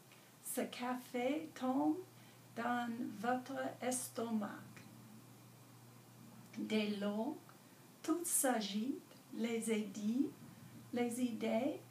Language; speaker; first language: French; non-native, learner; English